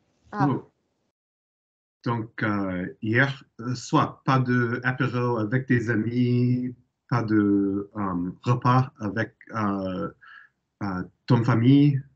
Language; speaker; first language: French; non-native, learner; English